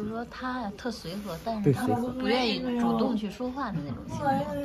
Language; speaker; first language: Chinese; native; Chinese